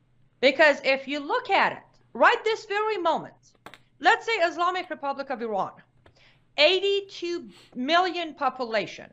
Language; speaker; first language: English; non-native, fluent; Persian